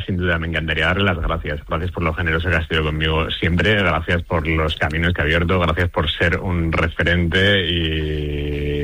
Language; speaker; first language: Spanish; native; Spanish